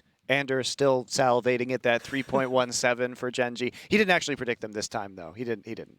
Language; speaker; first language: English; native; English